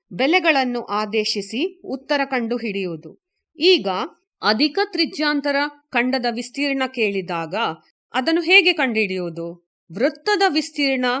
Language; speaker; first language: Kannada; native; Kannada